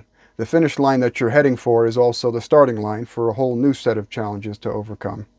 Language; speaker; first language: English; native; English